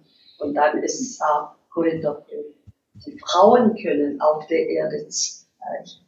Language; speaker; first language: German; non-native, learner; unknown